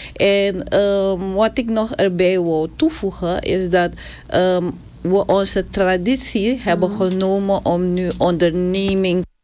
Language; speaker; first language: Dutch; non-native, local second language; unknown